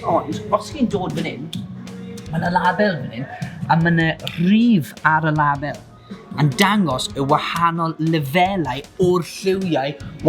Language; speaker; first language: Welsh; non-native, local second language; English